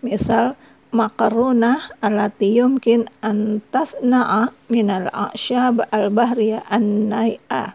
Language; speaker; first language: Arabic; non-native, fluent; Indonesian